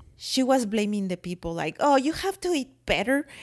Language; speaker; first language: English; non-native, fluent; Spanish